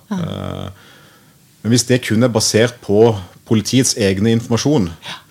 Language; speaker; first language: Norwegian; native; Norwegian